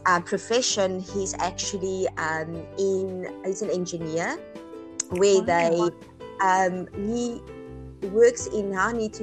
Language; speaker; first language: English; non-native, local second language; Afrikaans